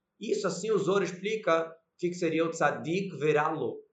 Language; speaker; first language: Portuguese; native; Portuguese